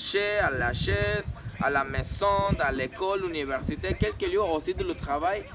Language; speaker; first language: French; non-native, learner; Spanish